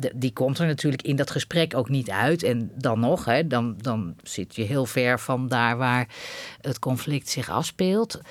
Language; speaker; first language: Dutch; native; Dutch